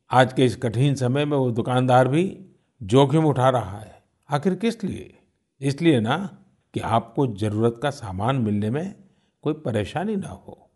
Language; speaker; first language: Hindi; non-native, local second language; Gujarati